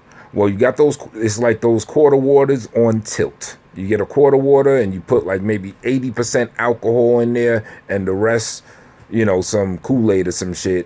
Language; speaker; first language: English; native; English